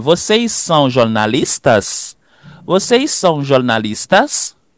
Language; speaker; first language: Portuguese; non-native, fluent; Haitian Creole